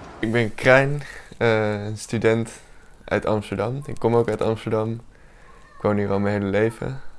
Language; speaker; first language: Dutch; native; Dutch